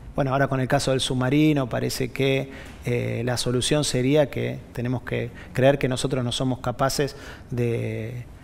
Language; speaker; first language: Spanish; native; Spanish